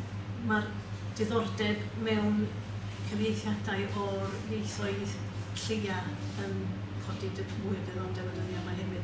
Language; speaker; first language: Welsh; non-native, local second language; English